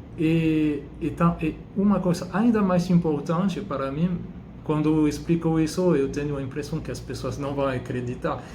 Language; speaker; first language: Portuguese; non-native, fluent; French